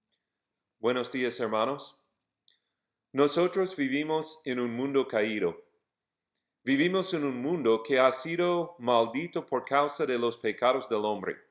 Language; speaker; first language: Spanish; non-native, fluent; English